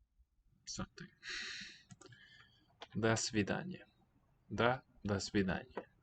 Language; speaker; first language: Russian; non-native, learner; English